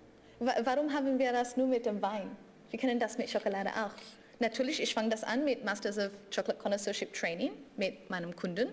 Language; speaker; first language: German; non-native, learner; English